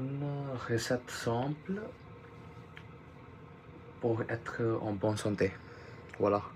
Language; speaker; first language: French; non-native, learner; Punjabi